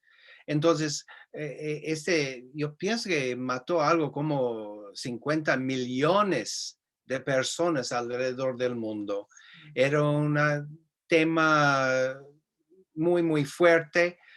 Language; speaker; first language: Spanish; non-native, fluent; English